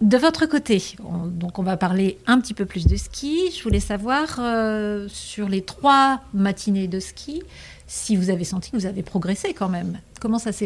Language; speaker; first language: French; native; French